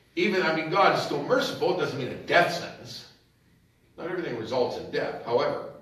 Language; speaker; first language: English; native; English